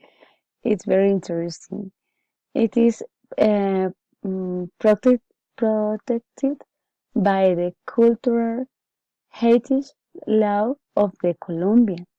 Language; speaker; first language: English; non-native, learner; Spanish